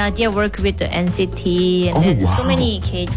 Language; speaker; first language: English; non-native, learner; Korean